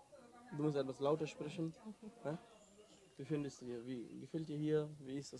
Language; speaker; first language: German; non-native, fluent; Bangla